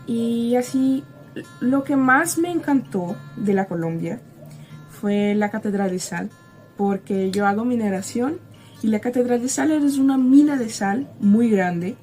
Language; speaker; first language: Spanish; non-native, learner; Portuguese